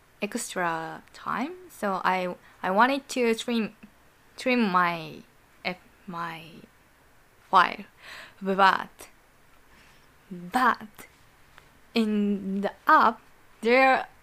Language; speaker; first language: English; non-native, learner; Japanese